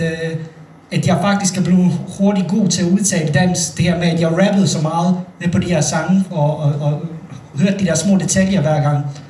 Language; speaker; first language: Danish; non-native, fluent; Bosnian